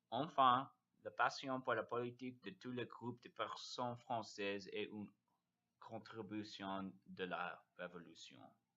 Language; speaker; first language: French; non-native, learner; English